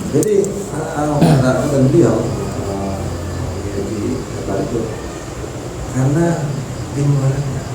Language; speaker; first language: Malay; non-native, local second language; Javanese